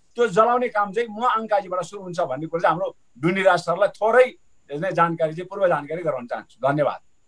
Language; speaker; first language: Nepali; non-native, local second language; Sherpa